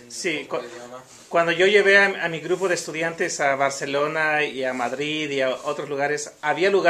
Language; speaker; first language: Spanish; non-native, fluent; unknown